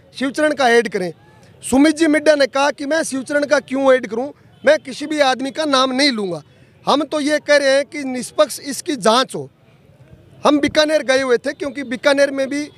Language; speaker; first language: Hindi; native; Hindi